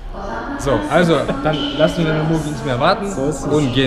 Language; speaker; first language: German; native; German